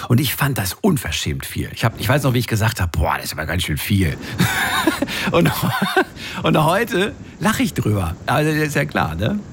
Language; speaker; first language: German; native; German